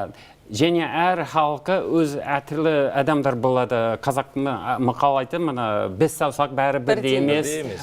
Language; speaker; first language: Kazakh; non-native, learner; English